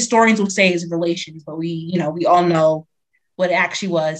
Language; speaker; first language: English; native; English